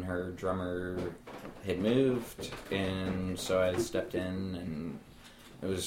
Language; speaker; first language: English; native; English